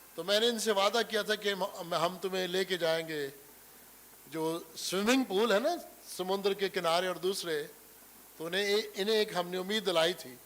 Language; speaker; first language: Urdu; non-native, local second language; Punjabi